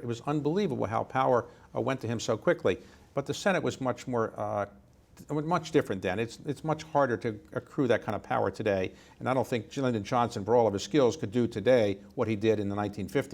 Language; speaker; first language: English; native; English